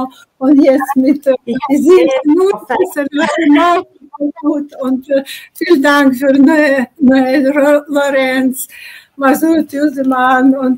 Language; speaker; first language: German; non-native, learner; Ukrainian